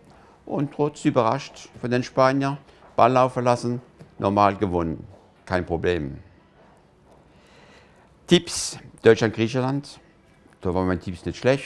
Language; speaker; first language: German; non-native, fluent; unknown